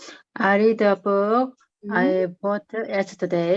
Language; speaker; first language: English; non-native, learner; Korean